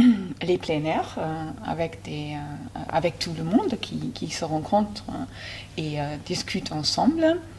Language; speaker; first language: French; non-native, fluent; German